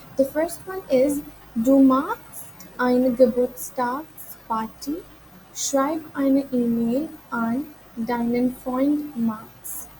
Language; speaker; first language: German; non-native, fluent; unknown